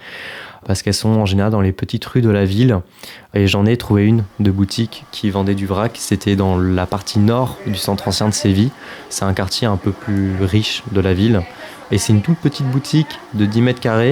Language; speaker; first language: French; native; French